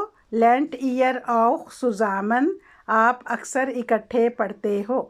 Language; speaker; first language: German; non-native, learner; Urdu